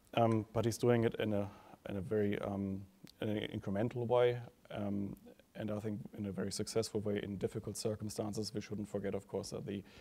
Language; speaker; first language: English; non-native, fluent; German